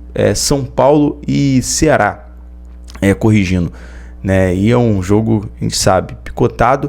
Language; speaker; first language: Portuguese; native; Portuguese